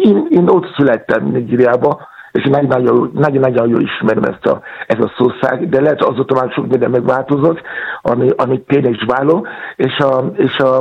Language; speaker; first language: Hungarian; non-native, fluent; Yoruba